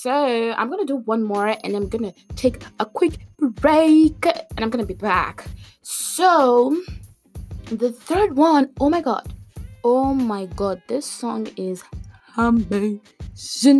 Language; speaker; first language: English; non-native, local second language; Igbo